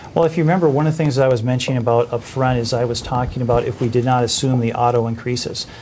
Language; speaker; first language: English; native; English